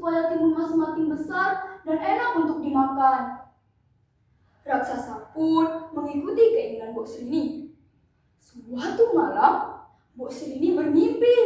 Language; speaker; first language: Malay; non-native, local second language; Balinese